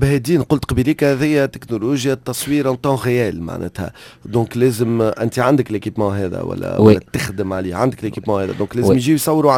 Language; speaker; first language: Arabic; native; Arabic